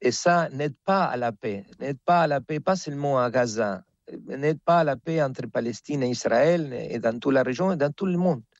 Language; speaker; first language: French; non-native, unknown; Spanish